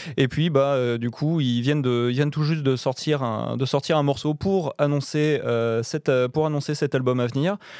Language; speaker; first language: French; native; French